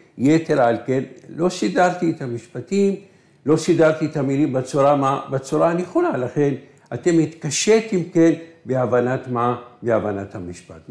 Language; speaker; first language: Hebrew; non-native, local second language; Arabic